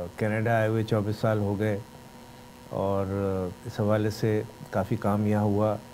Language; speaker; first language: Urdu; native; Urdu